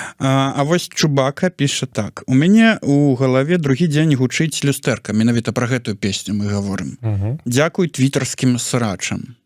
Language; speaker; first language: Belarusian; native; Belarusian